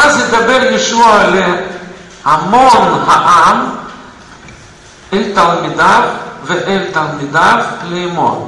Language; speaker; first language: Hebrew; non-native, fluent; Russian